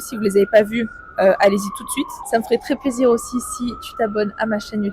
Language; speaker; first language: French; native; French